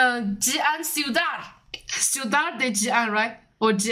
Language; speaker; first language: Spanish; non-native, learner; Chinese